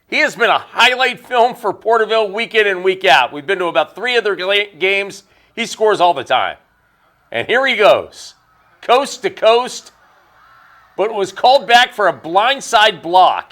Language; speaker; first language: English; native; English